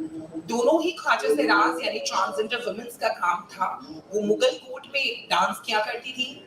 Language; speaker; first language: Hindi; native; Hindi